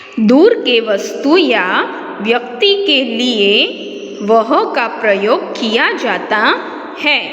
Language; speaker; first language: Hindi; non-native, local second language; Gujarati